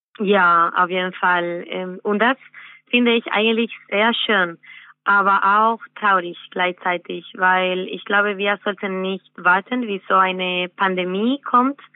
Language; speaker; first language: German; non-native, fluent; Spanish